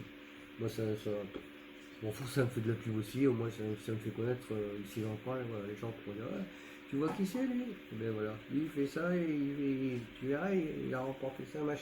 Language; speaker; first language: French; native; French